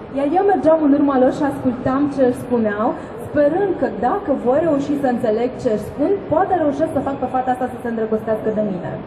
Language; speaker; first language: Romanian; native; Romanian